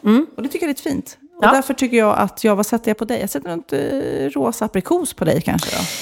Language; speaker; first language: Swedish; native; Swedish